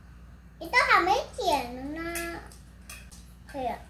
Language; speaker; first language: Chinese; early bilingual, heritage; Chinese